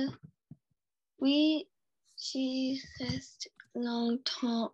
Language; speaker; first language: French; non-native, learner; English